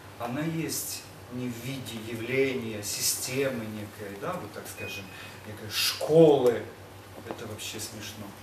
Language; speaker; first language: Russian; native; Russian